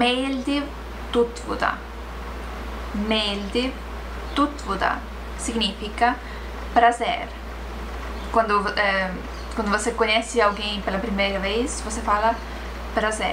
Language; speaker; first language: Portuguese; non-native, fluent; Estonian